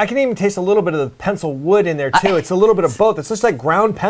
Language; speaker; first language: English; native; English